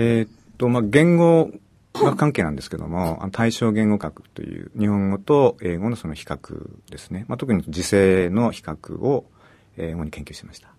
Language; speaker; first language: Japanese; native; Japanese